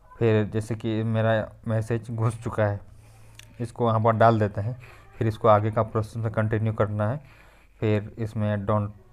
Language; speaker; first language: Hindi; native; Hindi